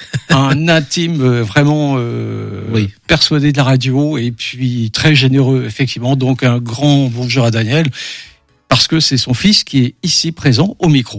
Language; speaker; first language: French; native; French